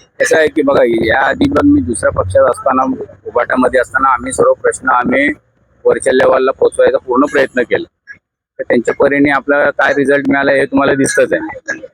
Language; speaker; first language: Marathi; non-native, local second language; Telugu